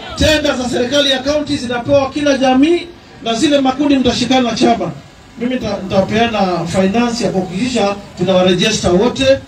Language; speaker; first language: Swahili; native; Swahili